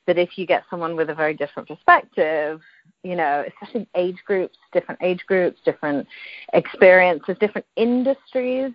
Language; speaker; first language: English; native; English